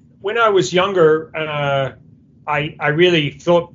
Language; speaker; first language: English; native; English